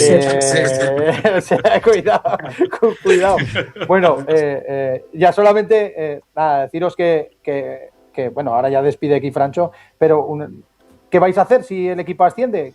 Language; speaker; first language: Spanish; native; Spanish